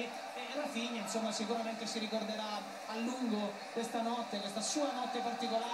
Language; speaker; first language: Italian; native; Italian